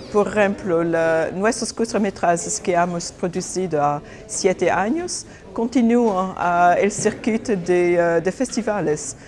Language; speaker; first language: Spanish; non-native, fluent; Portuguese